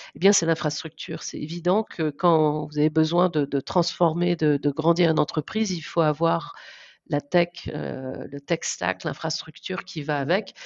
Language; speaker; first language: French; native; French